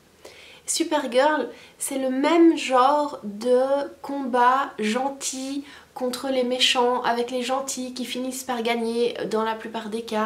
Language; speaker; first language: French; native; French